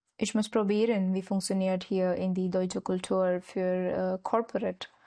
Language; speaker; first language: German; non-native, learner; Marathi